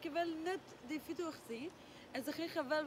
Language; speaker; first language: Dutch; non-native, fluent; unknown